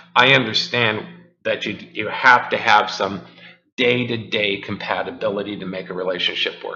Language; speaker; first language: English; native; English